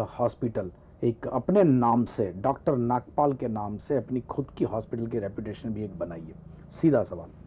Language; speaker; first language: Hindi; non-native, local second language; Gujarati